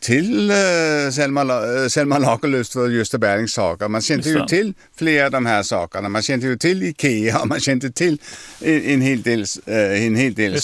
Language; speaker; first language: Swedish; non-native, fluent; French